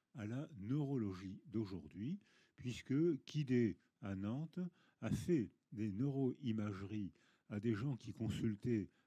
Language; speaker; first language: French; native; French